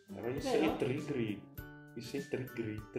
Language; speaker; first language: English; non-native, fluent; Italian